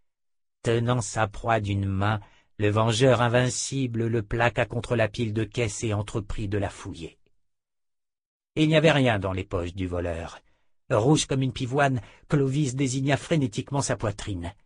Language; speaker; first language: French; native; French